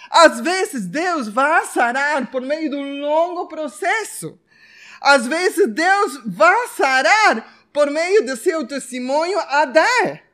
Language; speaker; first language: Portuguese; non-native, fluent; Spanish